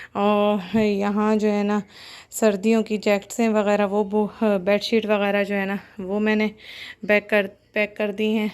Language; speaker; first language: Urdu; native; Urdu